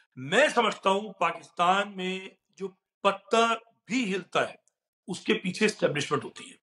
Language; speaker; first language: Urdu; native; Urdu